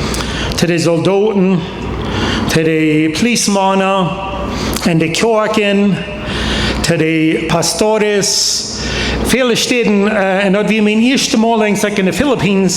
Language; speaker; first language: German; non-native, learner; Plautdietsch